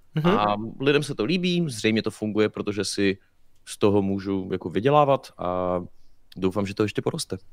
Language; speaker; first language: Czech; early bilingual, other home language; Russian